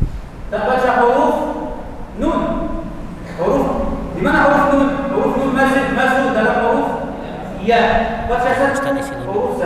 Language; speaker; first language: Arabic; non-native, fluent; Indonesian